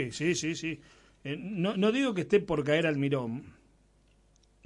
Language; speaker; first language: Spanish; native; Spanish